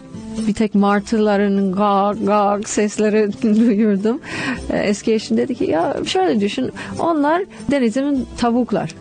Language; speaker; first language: Turkish; non-native, fluent; English